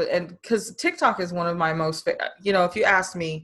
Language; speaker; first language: English; native; English